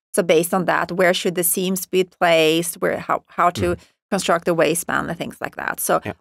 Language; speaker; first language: English; non-native, fluent; Swedish